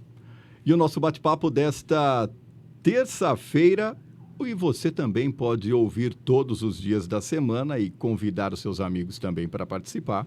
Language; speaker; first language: Portuguese; native; Portuguese